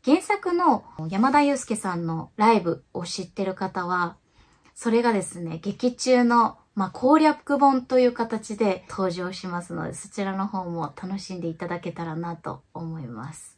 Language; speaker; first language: Japanese; native; Japanese